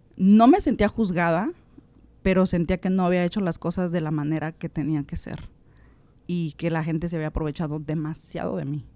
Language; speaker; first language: Spanish; native; Spanish